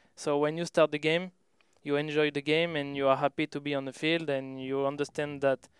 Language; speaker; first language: English; non-native, learner; French